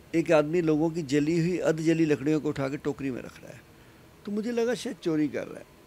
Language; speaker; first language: Hindi; native; Hindi